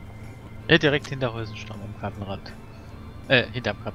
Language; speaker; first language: German; native; German